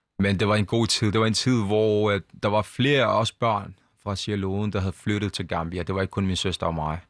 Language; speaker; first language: Danish; early bilingual, other home language; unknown